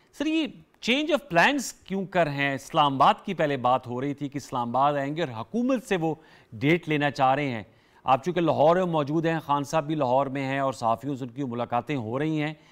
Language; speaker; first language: Hindi; native; Hindi